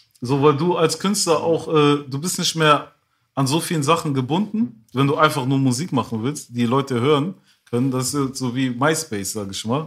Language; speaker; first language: German; early bilingual, other home language; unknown